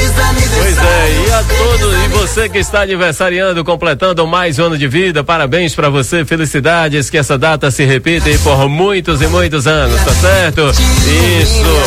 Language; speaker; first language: Portuguese; native; Portuguese